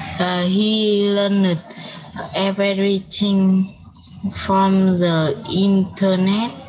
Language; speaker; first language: English; non-native, learner; Vietnamese